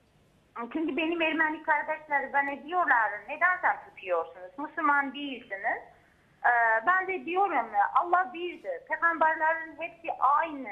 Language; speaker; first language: Turkish; non-native, learner; Armenian